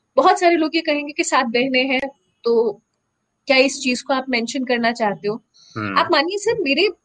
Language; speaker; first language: Hindi; native; Hindi